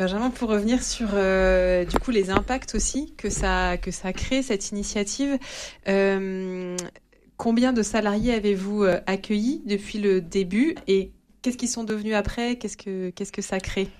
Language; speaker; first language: French; native; French